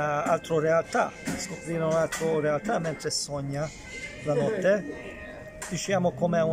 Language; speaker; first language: Italian; non-native, learner; Hungarian